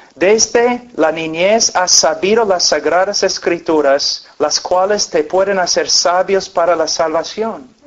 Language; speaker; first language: Spanish; non-native, fluent; English